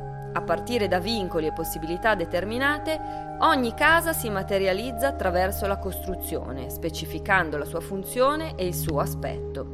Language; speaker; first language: Italian; native; Italian